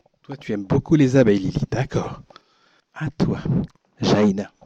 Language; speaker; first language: French; native; French